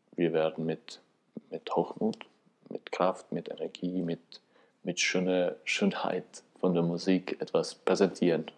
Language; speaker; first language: German; non-native, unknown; Albanian